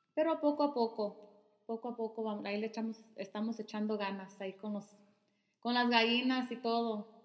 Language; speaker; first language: Spanish; early bilingual, heritage; Spanish